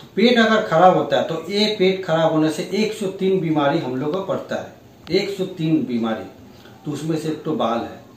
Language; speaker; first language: Hindi; non-native, local second language; Bangla